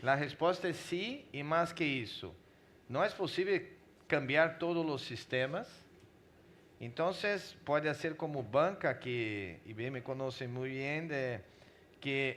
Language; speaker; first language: Spanish; non-native, fluent; Portuguese